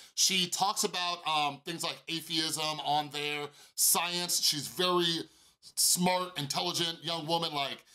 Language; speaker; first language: English; native; English